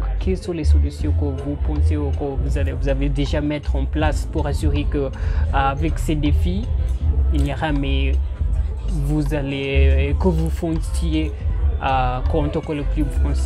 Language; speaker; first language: French; non-native, fluent; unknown